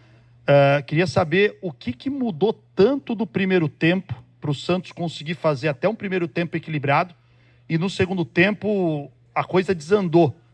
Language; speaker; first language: Portuguese; native; Portuguese